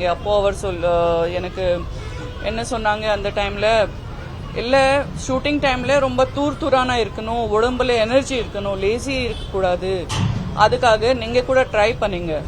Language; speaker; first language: Tamil; non-native, fluent; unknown